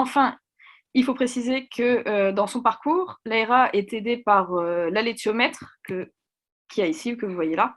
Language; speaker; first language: French; native; French